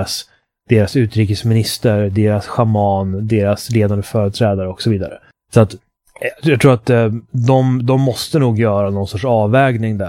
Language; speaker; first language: Swedish; native; Swedish